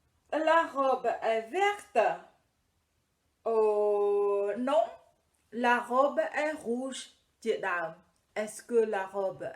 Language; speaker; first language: French; non-native, fluent; Khmer